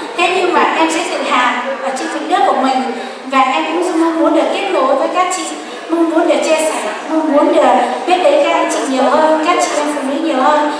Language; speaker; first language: Vietnamese; non-native, local second language; Hmong